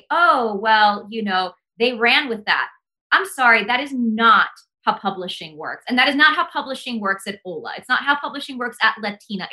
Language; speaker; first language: English; early bilingual, other home language; Spanish